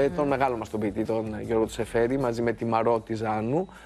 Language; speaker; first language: Greek; native; Greek